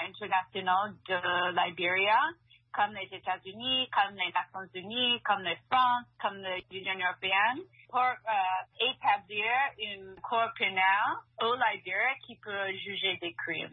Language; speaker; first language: French; non-native, fluent; English